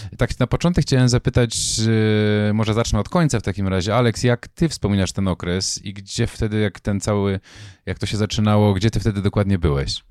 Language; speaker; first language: Polish; native; Polish